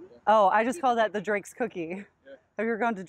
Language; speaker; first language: English; native; English